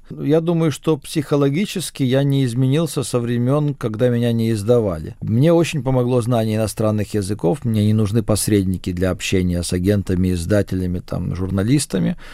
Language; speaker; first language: Russian; native; Russian